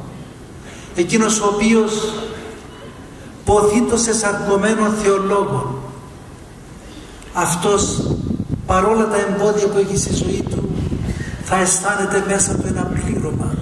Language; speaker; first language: Greek; native; Greek